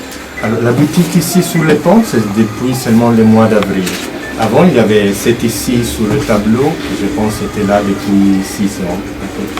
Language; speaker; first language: French; non-native, fluent; Italian